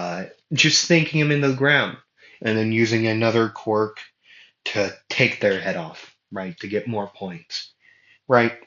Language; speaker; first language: English; native; English